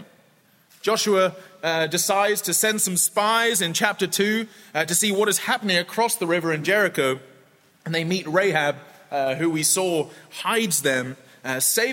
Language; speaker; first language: English; native; English